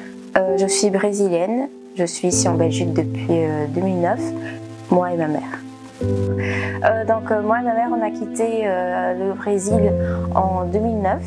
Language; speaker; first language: French; early bilingual, other home language; Portuguese